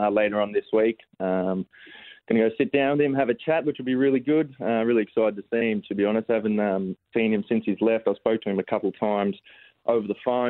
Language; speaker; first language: English; native; English